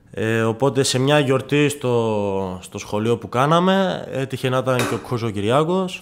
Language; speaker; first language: Greek; native; Greek